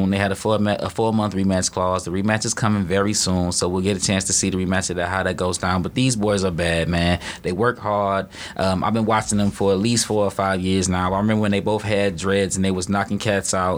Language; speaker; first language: English; native; English